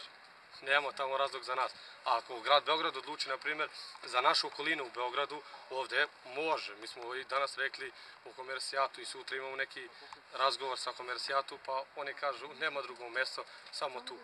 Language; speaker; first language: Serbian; non-native, local second language; Romany